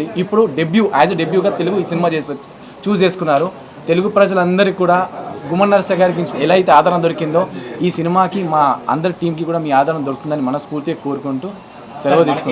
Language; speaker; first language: Telugu; native; Telugu